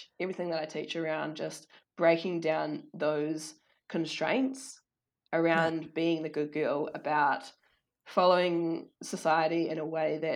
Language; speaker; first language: English; native; English